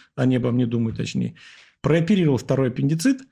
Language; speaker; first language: Russian; native; Russian